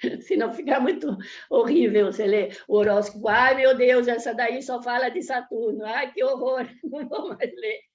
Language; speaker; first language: Portuguese; early bilingual, other home language; Italian